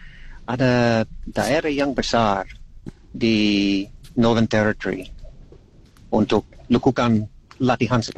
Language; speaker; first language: Indonesian; non-native, learner; English